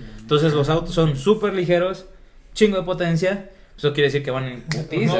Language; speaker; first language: Spanish; native; Spanish